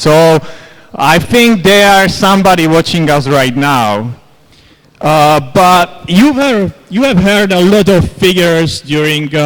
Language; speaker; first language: English; non-native, fluent; Czech